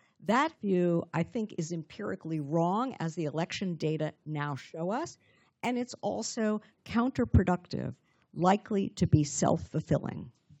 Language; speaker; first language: English; native; English